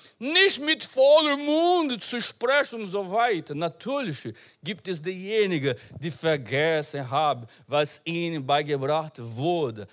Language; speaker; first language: German; non-native, learner; Portuguese